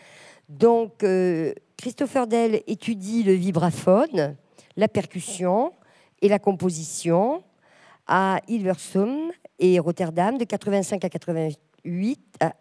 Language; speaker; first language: French; native; French